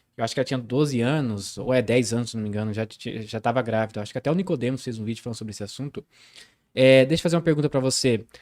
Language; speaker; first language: Portuguese; native; Portuguese